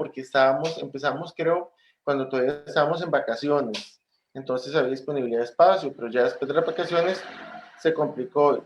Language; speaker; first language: Spanish; native; Spanish